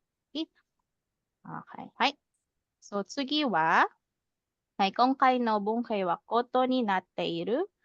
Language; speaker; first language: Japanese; non-native, fluent; Filipino